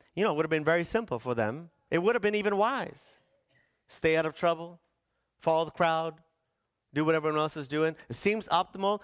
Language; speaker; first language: English; early bilingual, other home language; Spanish